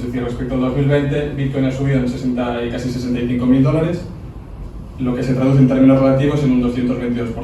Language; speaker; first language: Spanish; native; Spanish